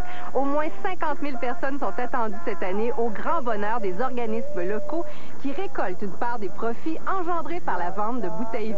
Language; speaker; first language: French; native; French